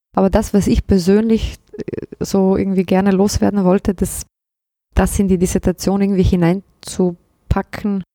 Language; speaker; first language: German; early bilingual, other home language; Bosnian